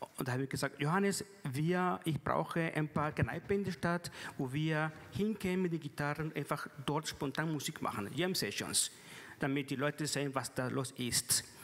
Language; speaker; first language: German; non-native, fluent; Spanish